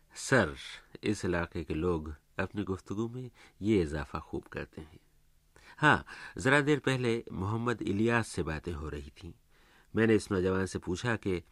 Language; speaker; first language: Urdu; native; Urdu